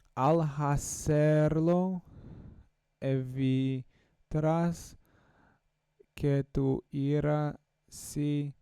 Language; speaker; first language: Spanish; non-native, learner; English